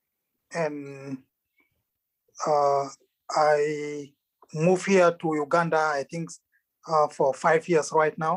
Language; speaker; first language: English; non-native, fluent; Arabic